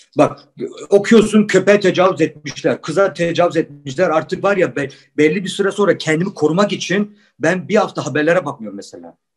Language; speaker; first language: Turkish; early bilingual, heritage; Turkish